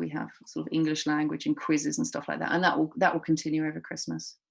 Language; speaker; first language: English; native; English